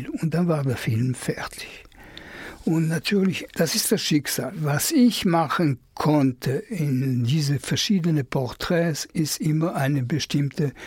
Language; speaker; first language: German; non-native, fluent; French